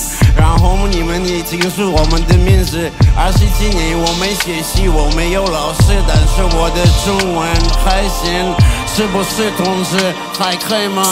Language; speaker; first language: Chinese; non-native, learner; Russian